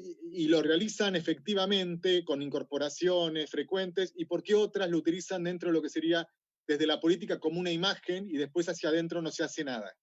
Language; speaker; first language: Spanish; native; Spanish